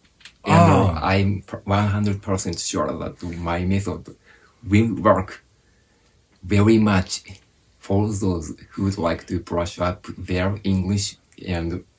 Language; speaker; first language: English; non-native, fluent; Japanese